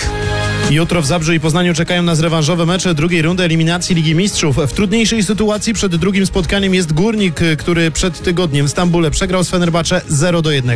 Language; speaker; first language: Polish; native; Polish